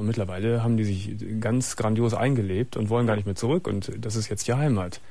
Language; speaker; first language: German; native; German